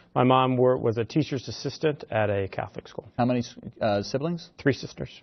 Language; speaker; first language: English; native; English